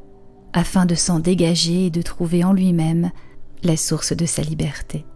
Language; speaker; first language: French; native; French